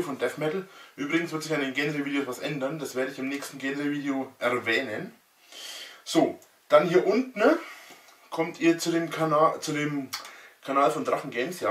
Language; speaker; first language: German; native; German